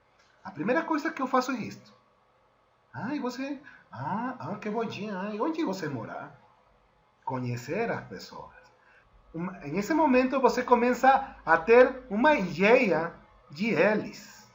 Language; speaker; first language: Portuguese; non-native, fluent; Spanish